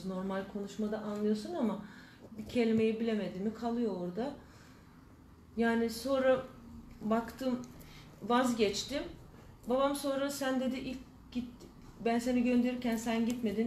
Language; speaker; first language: Turkish; early bilingual, heritage; Turkish